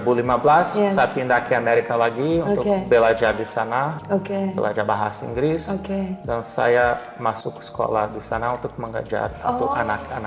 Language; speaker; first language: Indonesian; non-native, learner; Portuguese